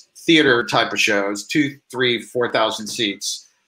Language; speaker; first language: English; native; English